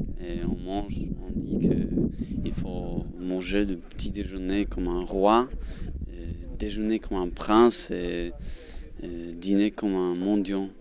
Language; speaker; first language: French; non-native, learner; Polish